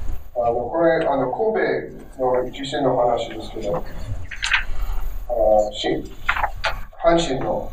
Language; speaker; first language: Japanese; non-native, learner; English